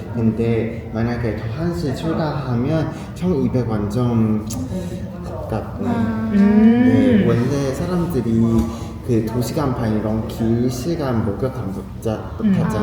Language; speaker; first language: Korean; non-native, learner; Chinese